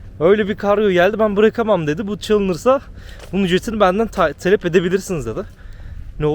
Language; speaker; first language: Turkish; native; Turkish